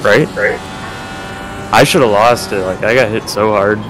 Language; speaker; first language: English; native; English